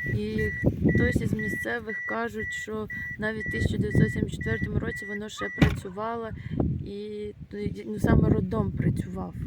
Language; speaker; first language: Ukrainian; non-native, local second language; Russian